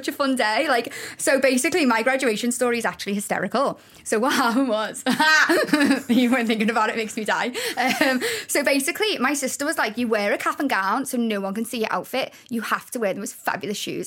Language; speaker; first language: English; native; English